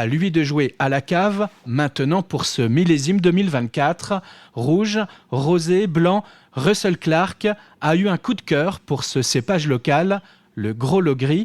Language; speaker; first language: French; native; French